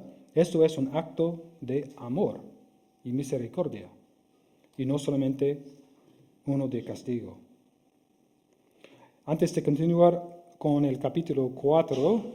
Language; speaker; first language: Spanish; non-native, fluent; English